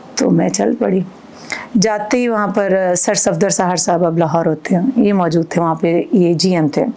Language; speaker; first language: Urdu; non-native, local second language; Punjabi